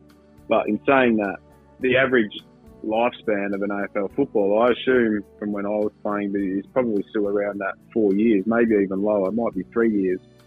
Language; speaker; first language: English; native; English